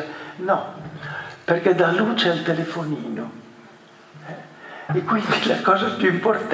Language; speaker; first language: Italian; native; Italian